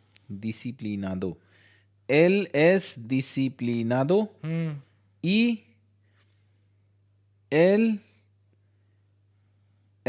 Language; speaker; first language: Spanish; non-native, learner; Hindi